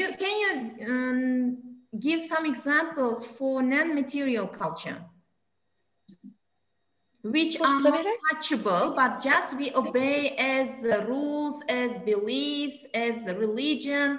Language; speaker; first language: English; non-native, fluent; Uzbek